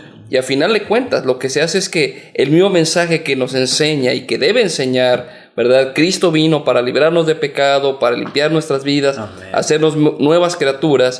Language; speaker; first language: Spanish; native; Spanish